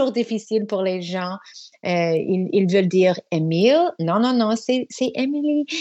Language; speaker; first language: French; non-native, learner; English